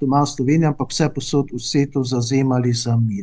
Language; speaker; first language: Slovenian; native; Slovenian